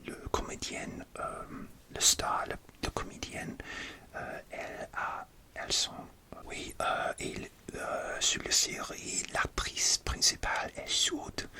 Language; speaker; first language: French; non-native, learner; English